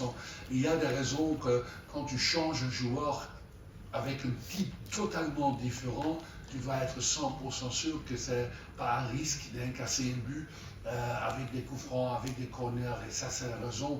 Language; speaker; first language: French; non-native, learner; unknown